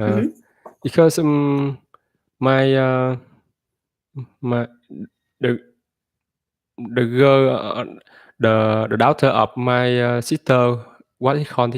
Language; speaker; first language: English; non-native, learner; Vietnamese